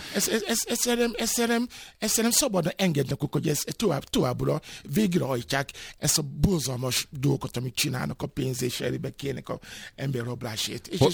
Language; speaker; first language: Hungarian; non-native, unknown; Yoruba